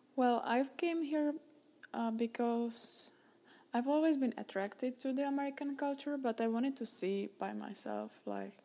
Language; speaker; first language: English; non-native, fluent; Czech